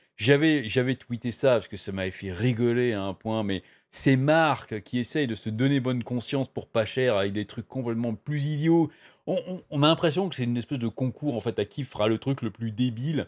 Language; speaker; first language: French; native; French